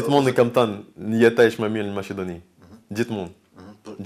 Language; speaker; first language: Albanian; non-native, learner; French